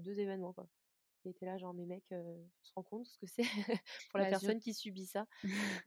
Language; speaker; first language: French; native; French